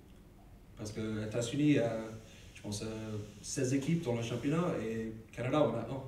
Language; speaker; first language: French; non-native, learner; English